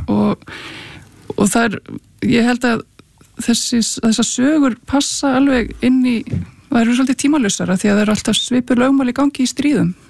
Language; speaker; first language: Icelandic; native; Icelandic